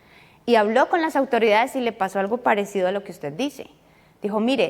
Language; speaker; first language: Spanish; native; Spanish